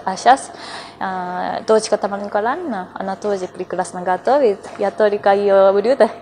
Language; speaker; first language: Russian; non-native, fluent; Japanese